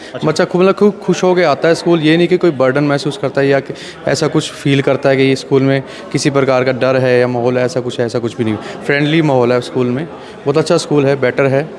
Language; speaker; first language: Hindi; native; Hindi